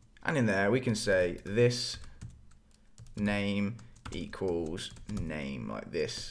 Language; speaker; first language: English; native; English